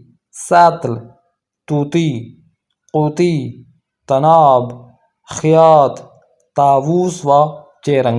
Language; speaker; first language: Persian; non-native, fluent; Urdu